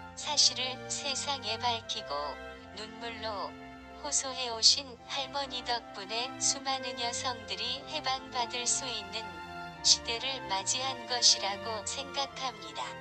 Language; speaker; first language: Korean; non-native, fluent; Japanese